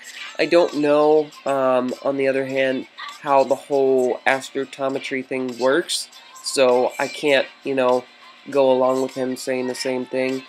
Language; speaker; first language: English; native; English